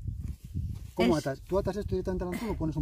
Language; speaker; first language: Spanish; native; Spanish